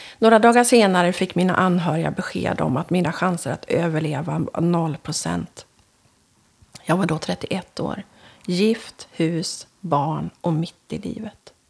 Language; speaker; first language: Swedish; native; Swedish